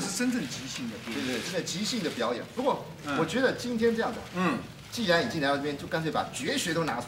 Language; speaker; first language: Chinese; native; Chinese